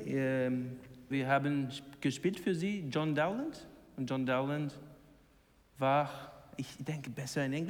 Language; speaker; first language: German; non-native, learner; English